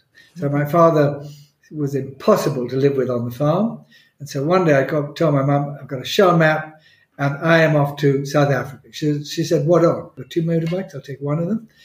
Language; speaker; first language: English; non-native, local second language; Swahili